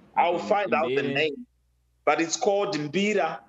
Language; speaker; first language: English; non-native, local second language; Shona